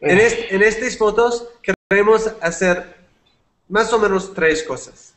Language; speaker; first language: Spanish; non-native, fluent; English